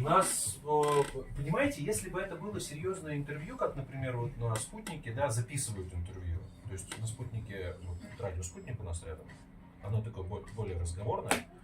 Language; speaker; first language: Russian; native; Russian